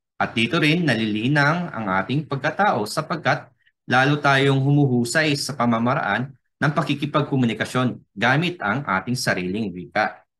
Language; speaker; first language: Filipino; non-native, local second language; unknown